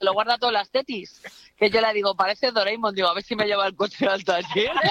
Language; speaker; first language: Spanish; native; Spanish